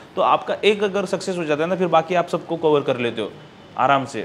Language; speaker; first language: Hindi; non-native, local second language; Marathi